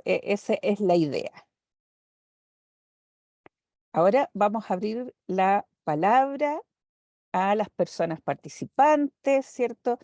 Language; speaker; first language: Spanish; native; Spanish